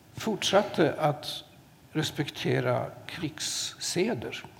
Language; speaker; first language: Swedish; non-native, fluent; Polish